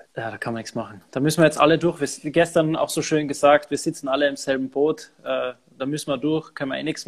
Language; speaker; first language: German; native; German